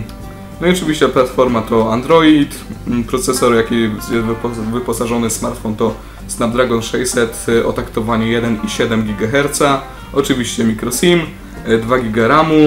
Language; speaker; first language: Polish; native; Polish